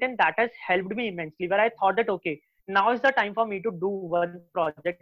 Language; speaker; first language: English; non-native, local second language; Hindi